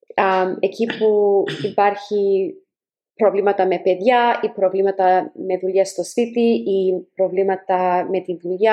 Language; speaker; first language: Greek; early bilingual, heritage; Greek